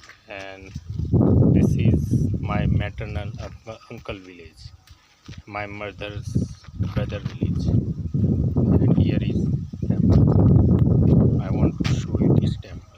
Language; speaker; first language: English; non-native, local second language; Gujarati